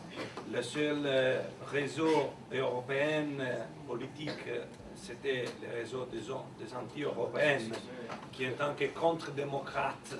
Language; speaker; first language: French; non-native, fluent; Italian